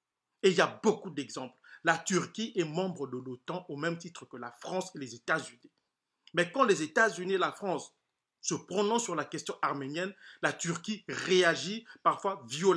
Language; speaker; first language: French; non-native, local second language; Lingala